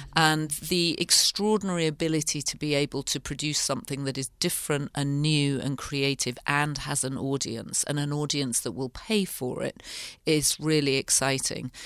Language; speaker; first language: English; native; English